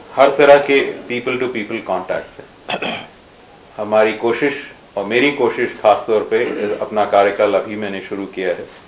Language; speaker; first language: Hindi; native; Hindi